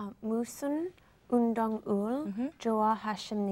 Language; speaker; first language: Korean; non-native, learner; English